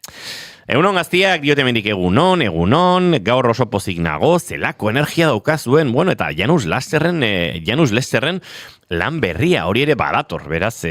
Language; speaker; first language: Basque; native; Basque